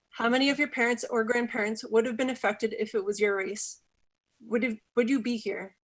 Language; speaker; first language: English; native; English